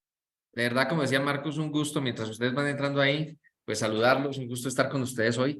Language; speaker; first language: Spanish; native; Spanish